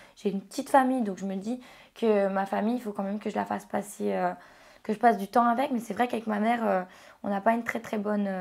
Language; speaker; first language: French; native; French